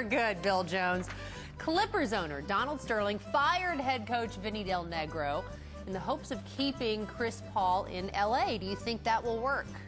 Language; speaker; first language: English; native; English